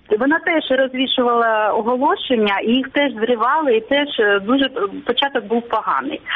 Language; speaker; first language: Ukrainian; non-native, local second language; Russian